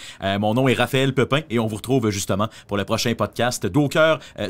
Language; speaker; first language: French; native; French